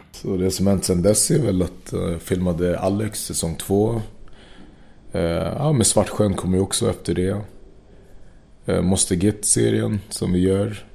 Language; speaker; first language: Swedish; early bilingual, other home language; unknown